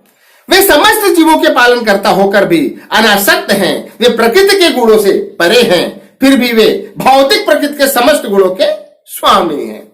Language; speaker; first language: Hindi; native; Hindi